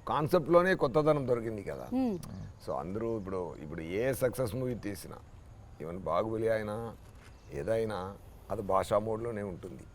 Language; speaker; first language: Telugu; non-native, fluent; Tamil